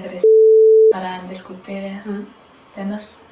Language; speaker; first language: Spanish; non-native, learner; English